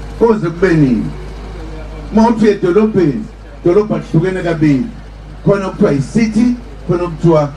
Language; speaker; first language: Zulu; native; Zulu